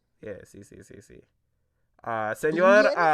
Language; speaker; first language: Spanish; non-native, learner; English